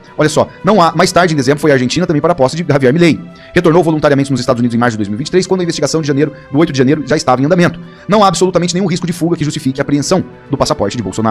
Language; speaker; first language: Portuguese; native; Portuguese